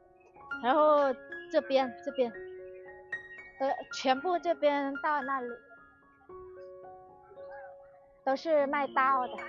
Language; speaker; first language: Chinese; non-native, fluent; Vietnamese